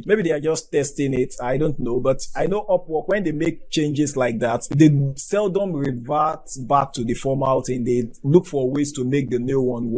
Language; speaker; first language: English; non-native, local second language; Yoruba